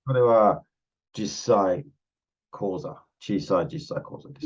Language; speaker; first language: Japanese; non-native, fluent; English